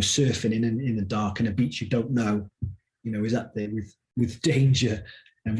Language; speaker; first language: English; native; English